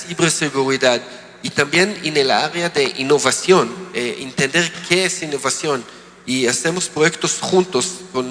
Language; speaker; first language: Spanish; non-native, learner; Hebrew